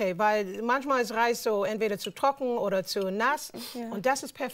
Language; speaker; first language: German; non-native, learner; English